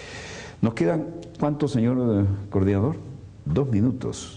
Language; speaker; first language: Spanish; native; Spanish